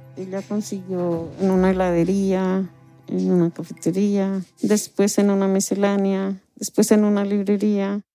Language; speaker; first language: Spanish; native; Spanish